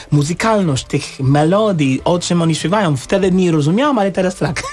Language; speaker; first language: Polish; non-native, fluent; English